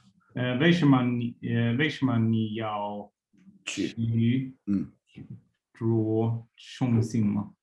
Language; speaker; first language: Chinese; non-native, learner; Swedish